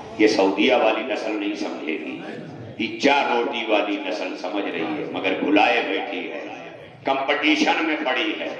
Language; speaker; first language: Urdu; non-native, local second language; Awadhi